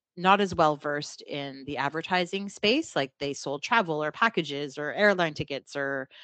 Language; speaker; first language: English; native; English